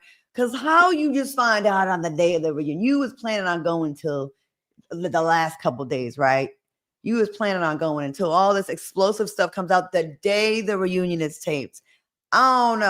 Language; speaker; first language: English; native; English